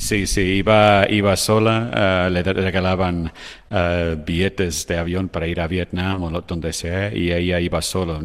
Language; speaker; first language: Spanish; non-native, fluent; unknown